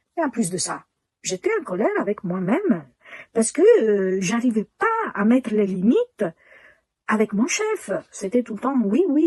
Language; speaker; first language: French; non-native, fluent; Italian